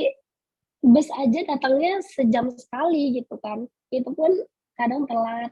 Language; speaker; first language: Indonesian; native; Indonesian